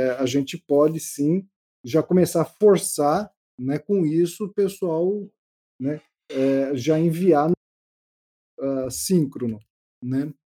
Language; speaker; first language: Portuguese; native; Portuguese